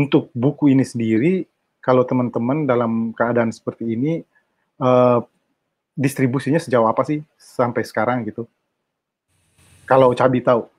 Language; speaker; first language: Indonesian; native; Indonesian